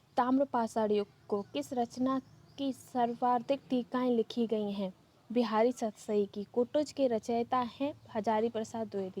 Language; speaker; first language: Hindi; native; Hindi